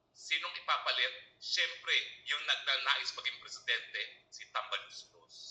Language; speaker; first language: Filipino; native; Filipino